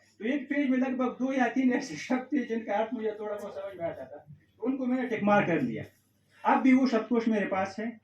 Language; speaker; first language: Hindi; non-native, fluent; Pashto